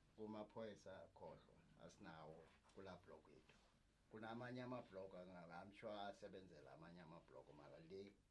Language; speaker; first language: Zulu; native; Zulu